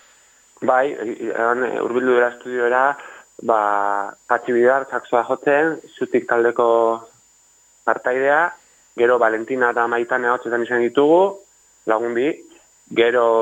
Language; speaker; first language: Basque; native; Basque